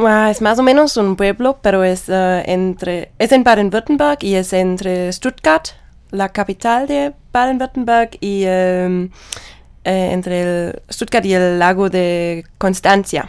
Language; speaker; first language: Spanish; non-native, learner; German